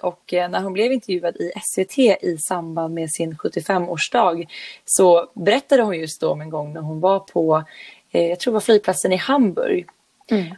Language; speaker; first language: Swedish; native; Swedish